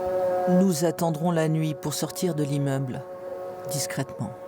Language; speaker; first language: French; native; French